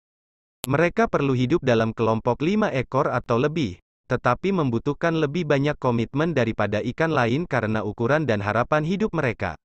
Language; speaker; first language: Indonesian; native; Indonesian